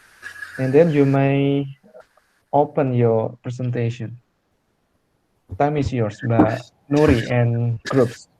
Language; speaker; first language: English; non-native, fluent; Indonesian